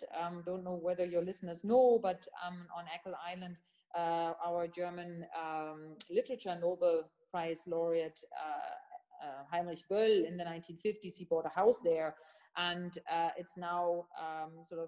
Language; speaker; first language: English; non-native, fluent; German